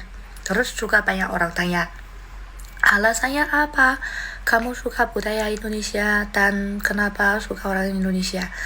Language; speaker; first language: Indonesian; non-native, learner; Chinese